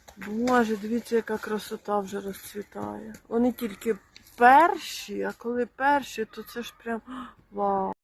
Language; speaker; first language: Ukrainian; native; Ukrainian